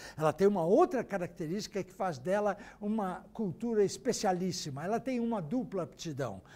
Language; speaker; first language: Portuguese; native; Portuguese